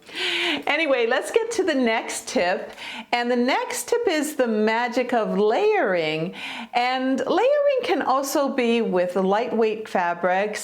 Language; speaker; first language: English; native; English